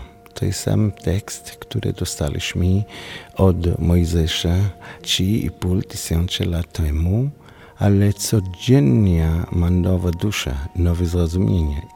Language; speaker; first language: Polish; non-native, learner; Hebrew